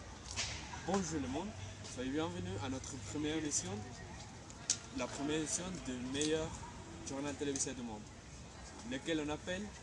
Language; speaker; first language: French; non-native, learner; Spanish